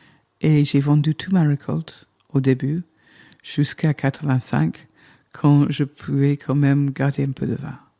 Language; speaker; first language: French; non-native, fluent; English